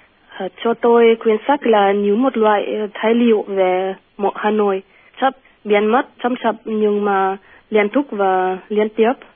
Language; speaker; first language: Vietnamese; non-native, fluent; German